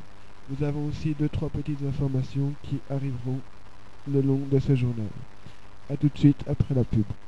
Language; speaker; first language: French; native; French